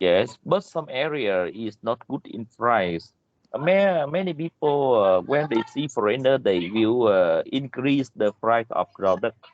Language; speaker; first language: English; non-native, learner; Vietnamese